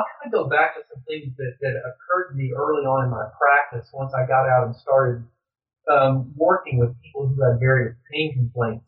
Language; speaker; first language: English; native; English